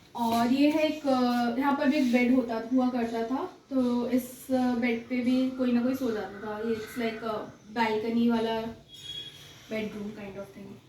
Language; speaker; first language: Hindi; non-native, local second language; Bangla